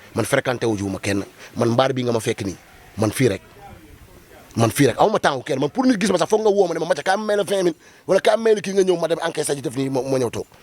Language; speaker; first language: Wolof; native; Wolof